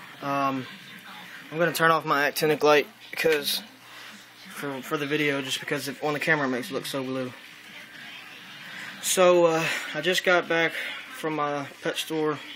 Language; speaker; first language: English; native; English